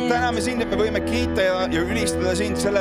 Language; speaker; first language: Estonian; native; Estonian